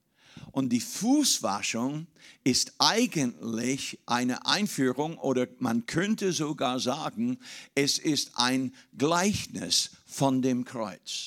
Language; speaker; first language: German; non-native, fluent; English